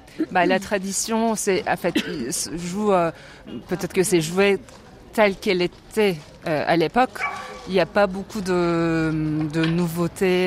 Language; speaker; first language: French; non-native, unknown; Turkish